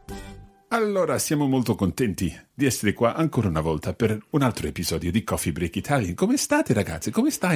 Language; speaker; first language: Italian; non-native, fluent; English